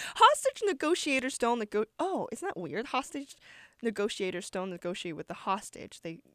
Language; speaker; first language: English; non-native, fluent; Chinese